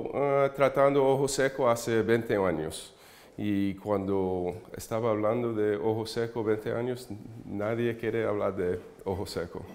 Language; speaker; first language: Spanish; early bilingual, heritage; English